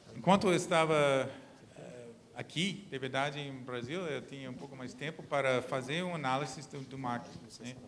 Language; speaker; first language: Portuguese; non-native, learner; English